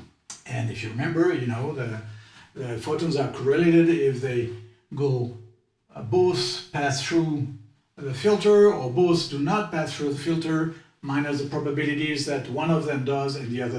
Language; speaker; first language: English; non-native, fluent; French